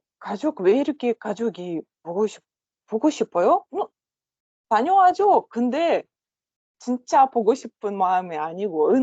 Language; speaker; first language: Korean; non-native, learner; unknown